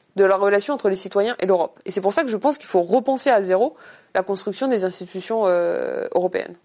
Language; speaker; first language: French; native; French